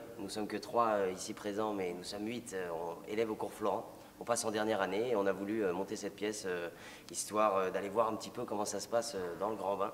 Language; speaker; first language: French; native; French